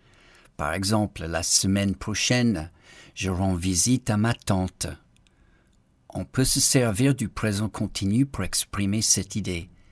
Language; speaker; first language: French; non-native, fluent; English